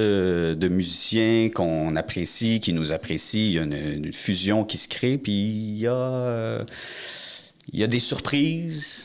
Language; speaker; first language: French; native; French